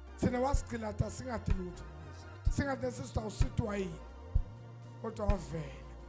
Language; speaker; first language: Zulu; non-native, local second language; Swati